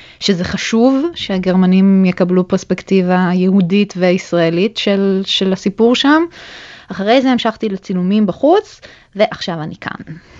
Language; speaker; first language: Hebrew; native; Hebrew